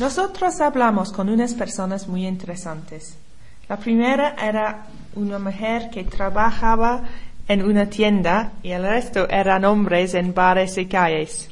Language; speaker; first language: Spanish; non-native, learner; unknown